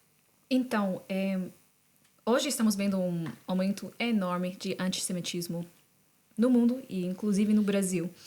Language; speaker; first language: Portuguese; non-native, fluent; English